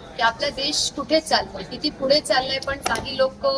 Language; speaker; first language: Marathi; non-native, local second language; Urdu